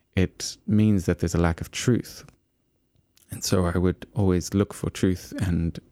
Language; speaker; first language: English; native; English